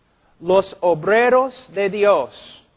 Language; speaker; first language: Spanish; non-native, fluent; English